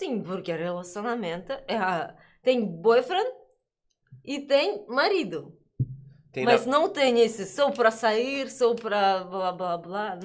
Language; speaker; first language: Portuguese; non-native, learner; Russian